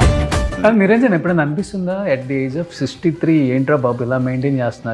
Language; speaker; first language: Telugu; native; Telugu